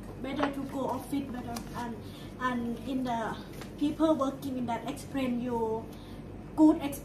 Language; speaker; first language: English; non-native, learner; Thai